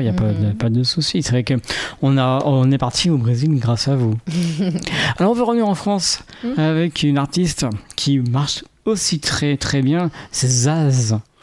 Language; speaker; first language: French; native; French